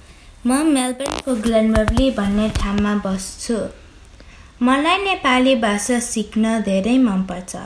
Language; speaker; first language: Nepali; early bilingual, heritage; Nepali